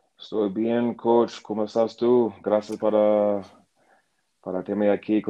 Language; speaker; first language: Spanish; non-native, learner; English